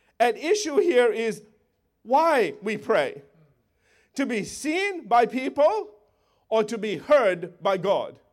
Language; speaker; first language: English; native; English